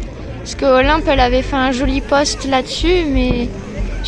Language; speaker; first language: French; native; French